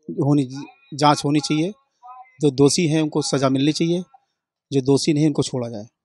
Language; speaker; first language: Hindi; native; Hindi